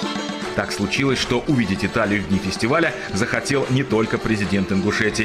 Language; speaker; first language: Russian; native; Russian